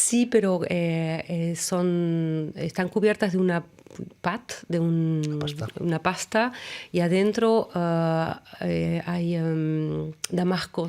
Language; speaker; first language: Spanish; early bilingual, other home language; German